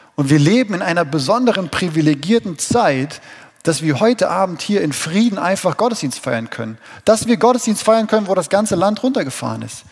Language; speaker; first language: German; native; German